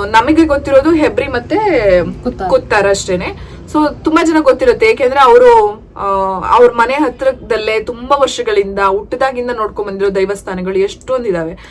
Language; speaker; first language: Kannada; native; Kannada